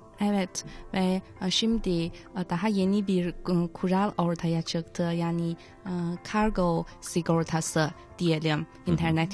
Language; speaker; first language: Turkish; non-native, fluent; Chinese